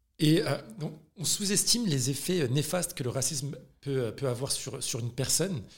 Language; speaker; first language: French; early bilingual, other home language; Arabic